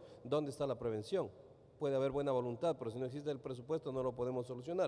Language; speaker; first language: Spanish; native; Spanish